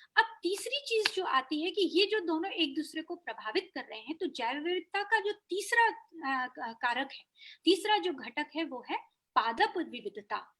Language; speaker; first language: Hindi; native; Hindi